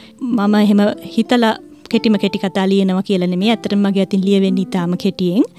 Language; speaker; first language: Sinhala; early bilingual, other home language; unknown